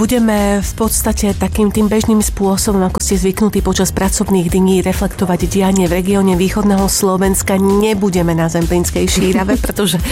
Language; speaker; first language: Slovak; native; Slovak